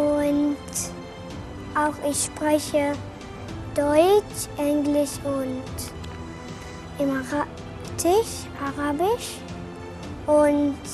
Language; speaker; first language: German; non-native, learner; Arabic